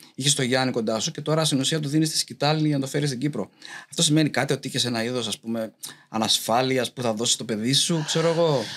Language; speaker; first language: Greek; native; Greek